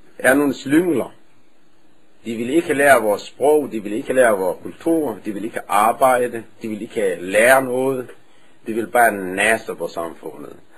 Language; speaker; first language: Danish; non-native, fluent; Somali